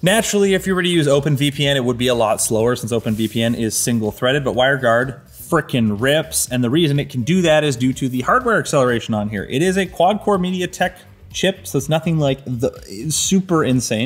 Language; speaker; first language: English; native; English